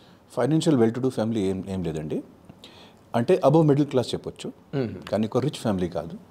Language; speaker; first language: Telugu; non-native, fluent; Hindi